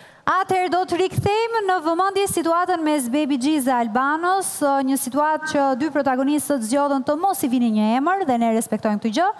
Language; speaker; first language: Albanian; native; Albanian